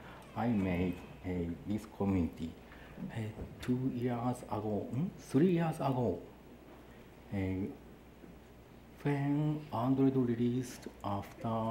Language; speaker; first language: English; non-native, learner; Japanese